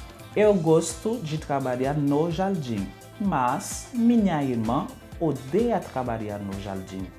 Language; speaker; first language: Portuguese; non-native, learner; Haitian Creole